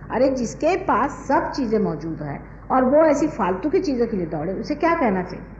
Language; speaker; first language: Hindi; non-native, local second language; Marathi